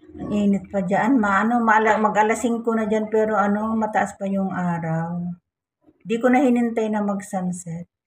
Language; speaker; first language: Filipino; non-native, local second language; Iloko